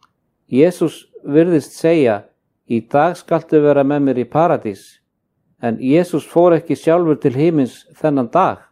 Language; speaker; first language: Icelandic; native; Icelandic